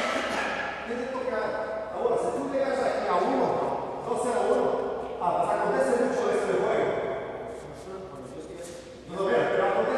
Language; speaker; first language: Spanish; non-native, learner; Portuguese